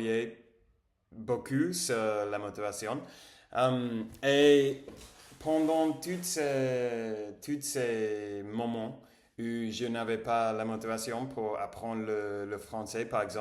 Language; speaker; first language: French; non-native, learner; English